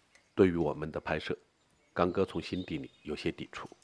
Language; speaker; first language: Chinese; native; Chinese